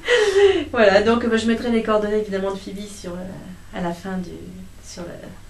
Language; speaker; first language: French; native; French